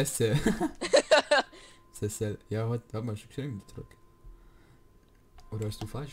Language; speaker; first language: German; native; German